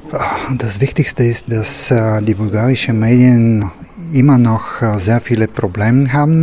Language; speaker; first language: German; non-native, fluent; Bulgarian